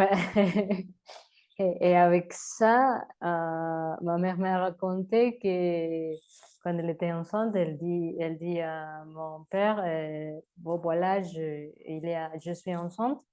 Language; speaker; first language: French; non-native, learner; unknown